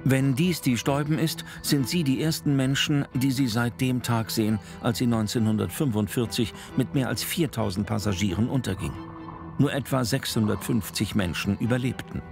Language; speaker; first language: German; native; German